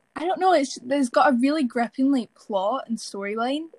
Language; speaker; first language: English; native; English